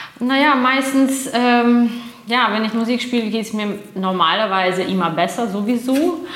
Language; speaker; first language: German; non-native, fluent; Russian